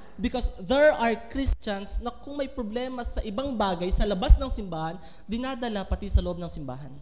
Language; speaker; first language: Filipino; native; Filipino